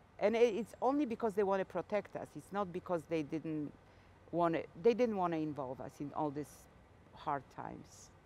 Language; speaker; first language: English; non-native, fluent; Polish